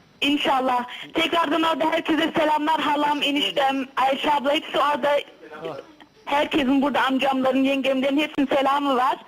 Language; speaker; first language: Turkish; early bilingual, heritage; Turkish